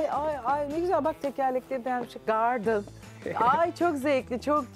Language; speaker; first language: Turkish; native; Turkish